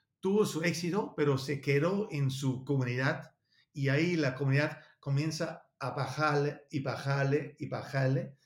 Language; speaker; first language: Spanish; non-native, learner; Danish